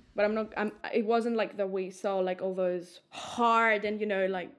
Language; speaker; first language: English; non-native, fluent; Greek